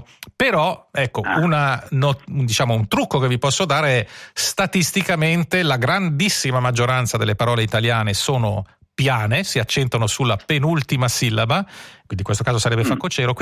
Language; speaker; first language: Italian; native; Italian